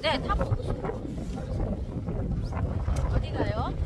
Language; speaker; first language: Korean; non-native, learner; Filipino